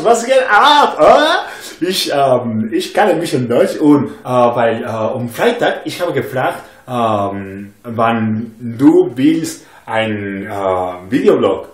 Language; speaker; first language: German; non-native, learner; English